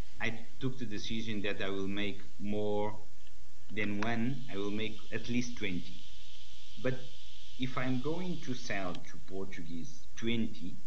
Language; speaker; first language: English; non-native, learner; Portuguese